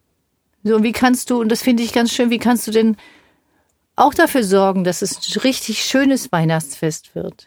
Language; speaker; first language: German; native; German